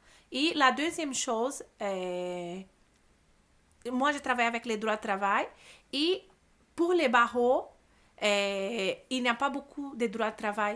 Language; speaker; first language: French; non-native, learner; Portuguese